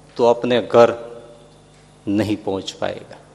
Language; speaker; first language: Hindi; non-native, local second language; Gujarati